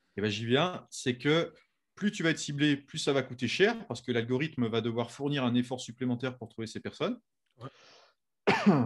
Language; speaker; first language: French; native; French